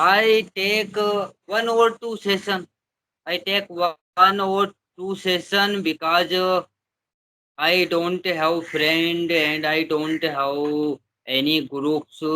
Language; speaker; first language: English; non-native, learner; Hindi